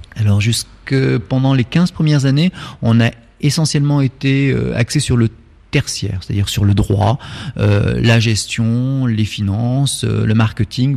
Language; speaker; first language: French; native; French